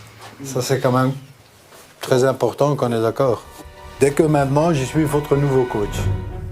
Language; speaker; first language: French; non-native, local second language; Dutch